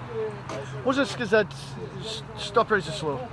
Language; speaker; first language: Russian; non-native, learner; English